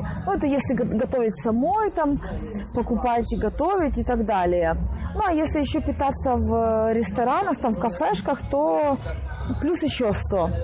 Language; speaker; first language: Russian; native; Russian